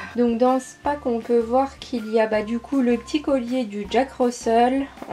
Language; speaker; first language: French; native; French